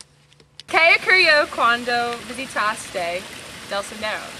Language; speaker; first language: Spanish; non-native, learner; English